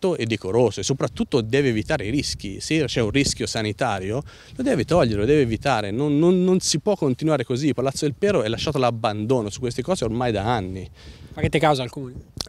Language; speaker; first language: Italian; native; Italian